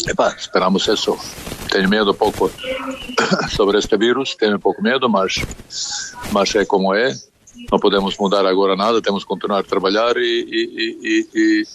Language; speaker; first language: Portuguese; non-native, learner; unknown